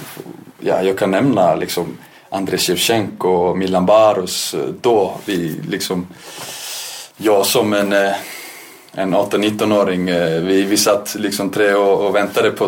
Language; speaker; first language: Swedish; non-native, fluent; Icelandic